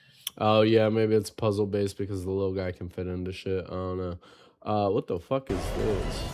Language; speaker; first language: English; native; English